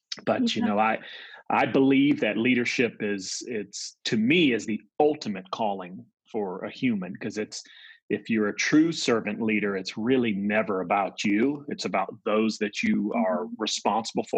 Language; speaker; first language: English; native; English